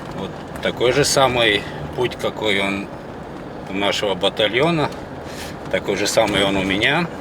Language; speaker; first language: Russian; non-native, local second language; Latvian